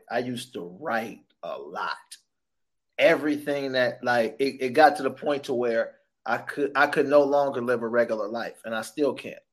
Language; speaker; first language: English; native; English